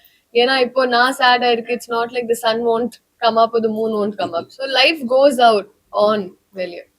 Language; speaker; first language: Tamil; non-native, learner; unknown